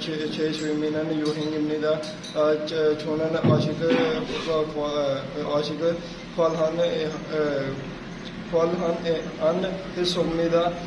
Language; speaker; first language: Korean; non-native, learner; Punjabi